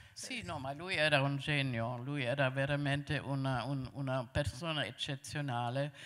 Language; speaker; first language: Italian; non-native, fluent; German